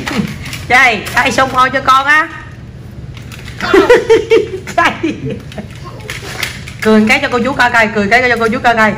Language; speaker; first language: Vietnamese; native; Vietnamese